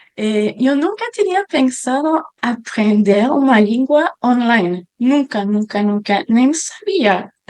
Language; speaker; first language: Portuguese; non-native, fluent; French